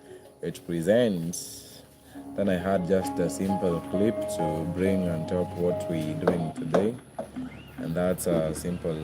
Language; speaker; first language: English; non-native, local second language; Swahili